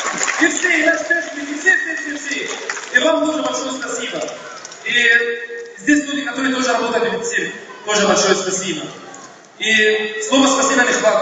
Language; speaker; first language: Russian; non-native, learner; Arabic